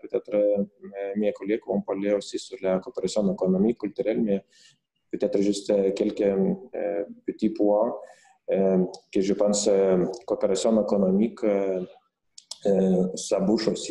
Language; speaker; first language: French; non-native, fluent; Lithuanian